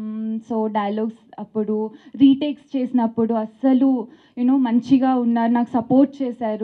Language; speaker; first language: Telugu; non-native, learner; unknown